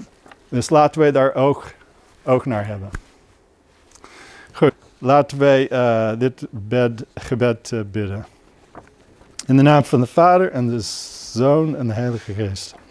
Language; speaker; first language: Dutch; non-native, fluent; English